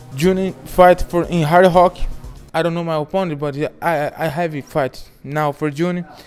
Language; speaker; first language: English; non-native, learner; Portuguese